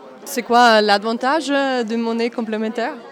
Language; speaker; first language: French; non-native, learner; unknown